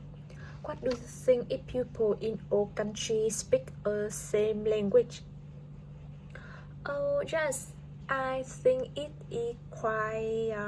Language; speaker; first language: English; non-native, learner; Vietnamese